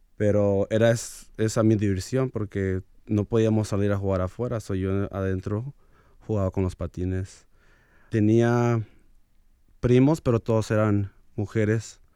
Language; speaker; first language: Spanish; early bilingual, heritage; Spanish